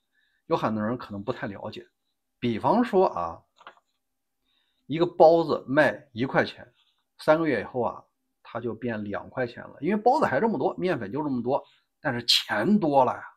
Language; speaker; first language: Chinese; native; Chinese